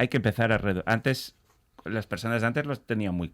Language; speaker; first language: Spanish; native; Spanish